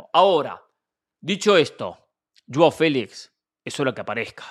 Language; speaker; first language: Spanish; native; Spanish